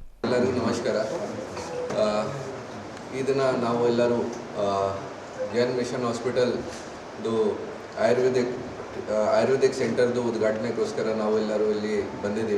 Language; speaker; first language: Kannada; non-native, fluent; Hindi